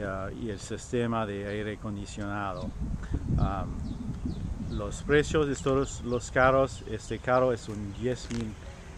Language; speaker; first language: Spanish; non-native, learner; French